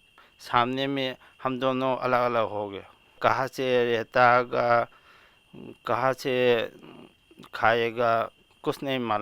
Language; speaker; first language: Hindi; non-native, local second language; Manipuri